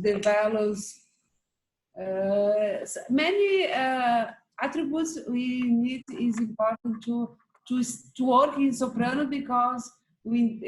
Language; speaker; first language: English; non-native, learner; Portuguese